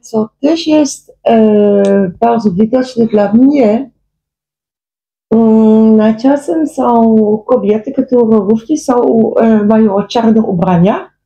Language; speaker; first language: Polish; non-native, learner; Dutch